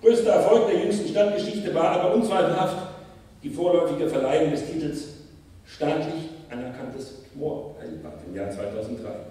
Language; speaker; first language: German; native; German